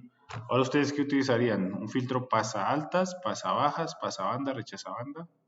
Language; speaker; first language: Spanish; native; Spanish